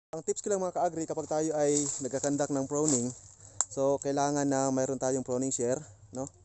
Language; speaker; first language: Filipino; non-native, local second language; Cebuano